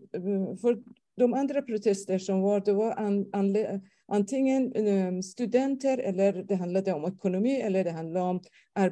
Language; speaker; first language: Swedish; non-native, fluent; Persian